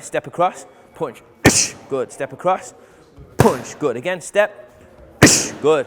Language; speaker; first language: English; native; English